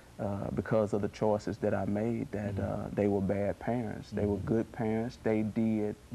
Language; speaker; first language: English; native; English